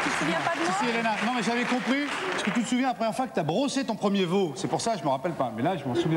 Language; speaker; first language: French; native; French